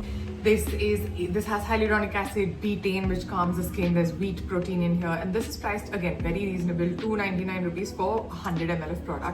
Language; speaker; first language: English; native; English